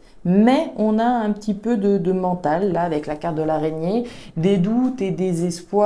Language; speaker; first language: French; native; French